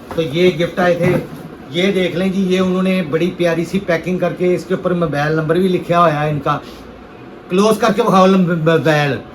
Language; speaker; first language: Urdu; non-native, local second language; Punjabi